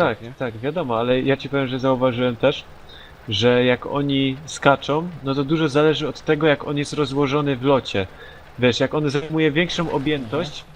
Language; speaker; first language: Polish; native; Polish